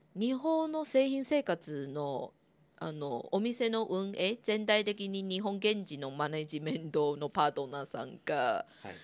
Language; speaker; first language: Japanese; non-native, fluent; Chinese